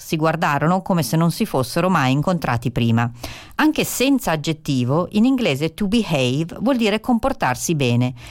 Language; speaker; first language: Italian; native; Italian